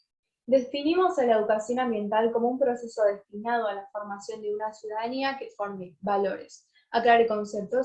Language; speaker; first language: Spanish; native; Spanish